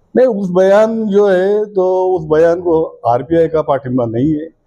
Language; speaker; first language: Hindi; non-native, local second language; Marathi